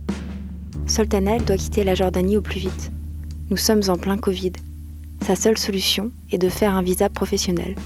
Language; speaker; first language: French; native; French